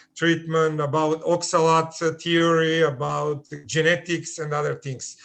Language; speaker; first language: English; non-native, fluent; Macedonian